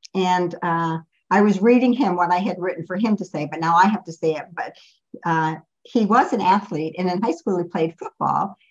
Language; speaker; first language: English; native; English